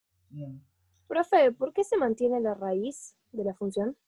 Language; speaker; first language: Spanish; native; Spanish